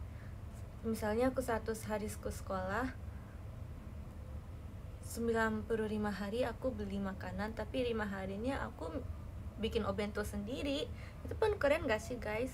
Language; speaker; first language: Indonesian; native; Indonesian